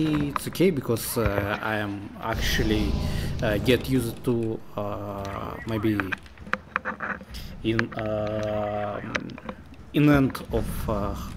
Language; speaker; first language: English; non-native, learner; Russian